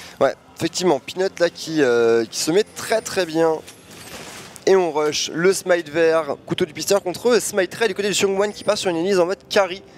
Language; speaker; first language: French; native; French